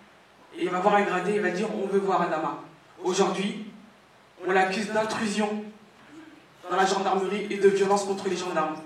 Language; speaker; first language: French; native; French